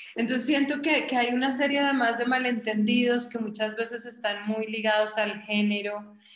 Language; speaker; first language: Spanish; native; Spanish